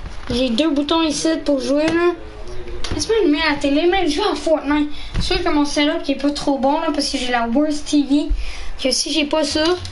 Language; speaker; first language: French; early bilingual, heritage; French